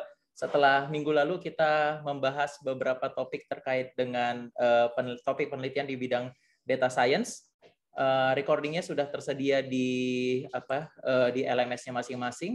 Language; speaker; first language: Indonesian; native; Indonesian